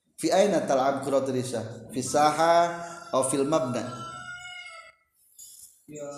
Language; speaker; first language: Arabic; non-native, fluent; Indonesian